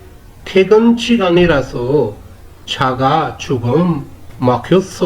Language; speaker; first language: Korean; non-native, fluent; Urdu